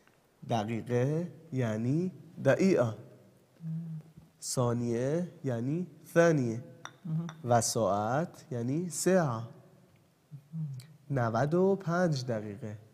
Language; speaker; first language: Persian; non-native, fluent; Arabic